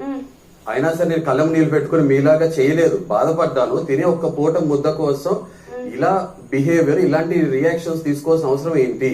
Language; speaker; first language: Telugu; native; Telugu